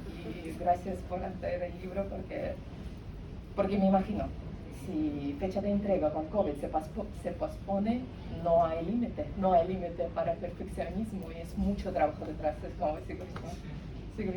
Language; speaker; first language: Spanish; non-native, learner; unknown